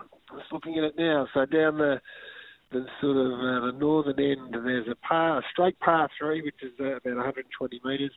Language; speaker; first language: English; native; English